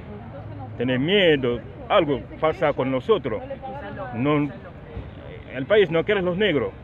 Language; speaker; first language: Spanish; non-native, learner; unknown